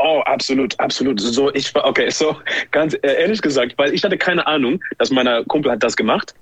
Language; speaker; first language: German; non-native, fluent; English